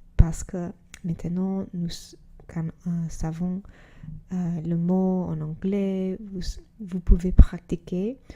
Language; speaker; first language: French; non-native, learner; English